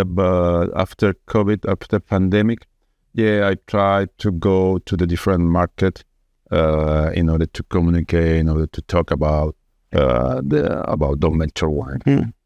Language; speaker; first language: English; non-native, fluent; Spanish